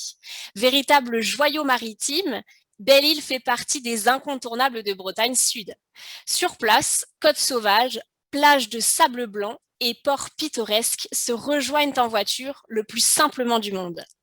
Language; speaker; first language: French; native; French